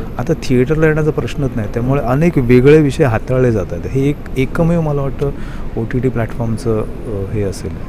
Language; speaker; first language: Marathi; native; Marathi